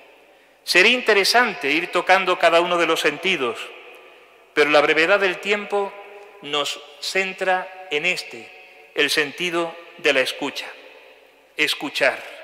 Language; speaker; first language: Spanish; native; Spanish